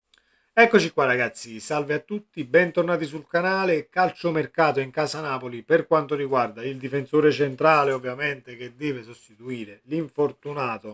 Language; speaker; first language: Italian; native; Italian